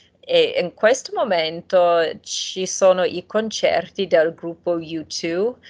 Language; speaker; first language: Italian; non-native, fluent; English